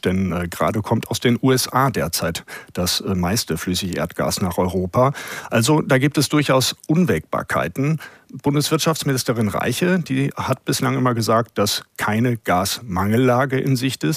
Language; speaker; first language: German; native; German